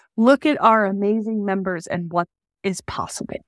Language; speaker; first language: English; native; English